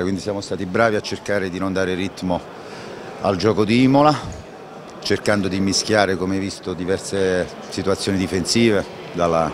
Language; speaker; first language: Italian; native; Italian